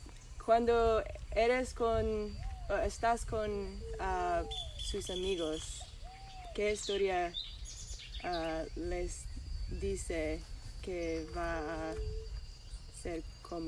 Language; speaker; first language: Spanish; non-native, learner; English